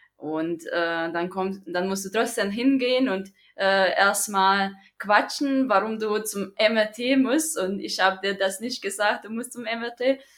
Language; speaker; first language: German; non-native, fluent; Croatian